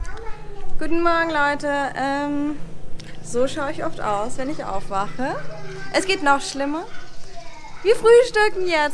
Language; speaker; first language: German; native; German